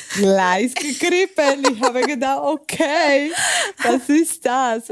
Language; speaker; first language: German; non-native, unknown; Spanish